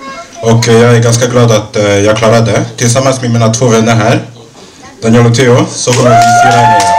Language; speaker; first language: Swedish; early bilingual, other home language; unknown